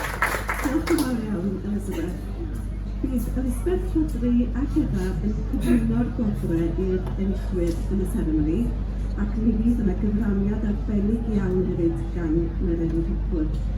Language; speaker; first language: Welsh; native; Welsh